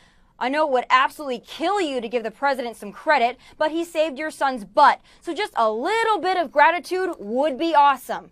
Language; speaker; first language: English; native; English